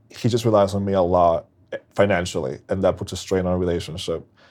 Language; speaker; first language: English; non-native, fluent; Spanish